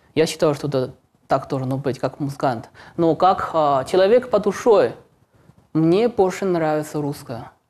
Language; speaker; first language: Russian; non-native, learner; Chinese